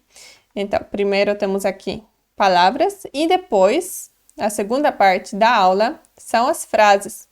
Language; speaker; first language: Portuguese; non-native, fluent; Polish